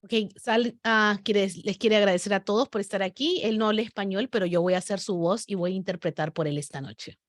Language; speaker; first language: Spanish; native; Spanish